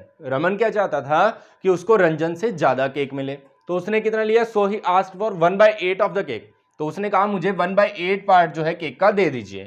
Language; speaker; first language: Hindi; native; Hindi